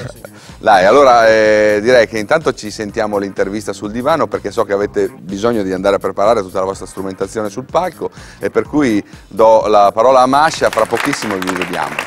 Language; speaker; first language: Italian; native; Italian